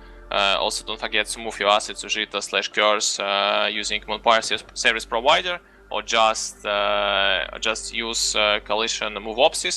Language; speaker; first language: English; non-native, fluent; Russian